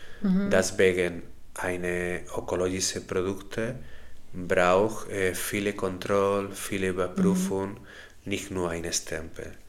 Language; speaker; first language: German; non-native, learner; Spanish